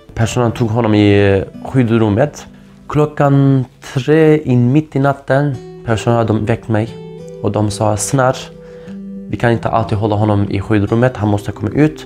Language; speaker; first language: Swedish; non-native, fluent; Kurdish